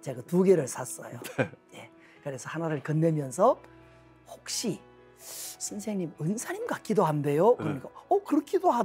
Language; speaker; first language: Korean; native; Korean